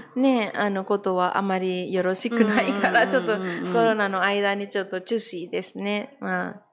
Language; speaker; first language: Japanese; non-native, fluent; Indonesian